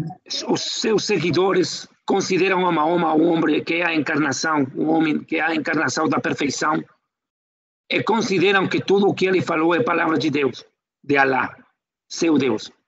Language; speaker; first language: Portuguese; non-native, fluent; Spanish